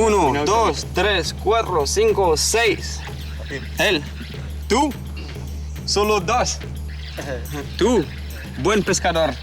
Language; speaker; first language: Spanish; non-native, learner; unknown